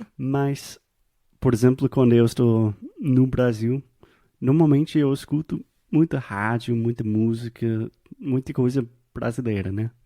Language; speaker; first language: Portuguese; non-native, fluent; English